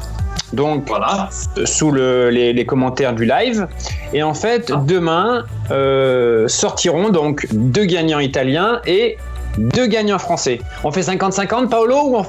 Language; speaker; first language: French; native; French